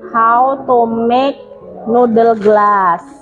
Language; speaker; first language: English; non-native, learner; Indonesian